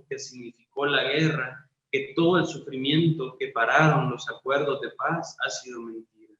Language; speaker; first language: Spanish; native; Spanish